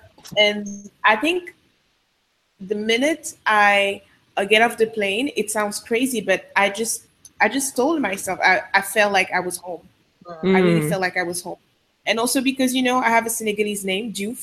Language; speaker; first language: English; non-native, fluent; Sango